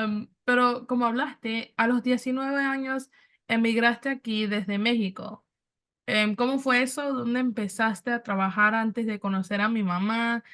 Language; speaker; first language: Spanish; early bilingual, other home language; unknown